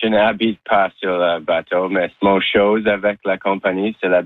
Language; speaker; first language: French; non-native, learner; English